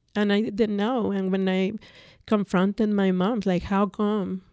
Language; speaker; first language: English; non-native, fluent; Spanish